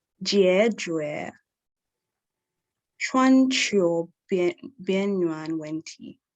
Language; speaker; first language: Chinese; non-native, learner; English